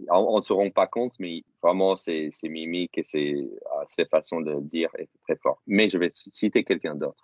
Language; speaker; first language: French; non-native, fluent; English